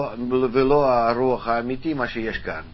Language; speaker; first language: Hebrew; non-native, fluent; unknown